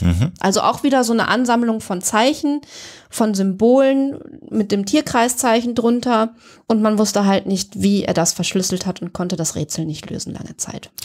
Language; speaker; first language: German; native; German